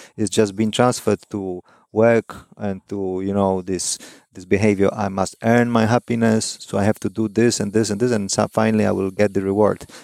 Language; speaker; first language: English; non-native, fluent; Polish